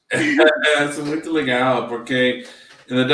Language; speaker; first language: Portuguese; non-native, learner; English